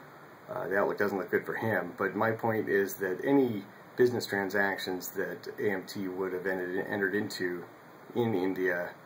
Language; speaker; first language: English; native; English